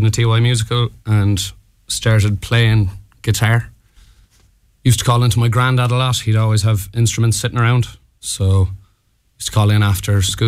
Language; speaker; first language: English; native; English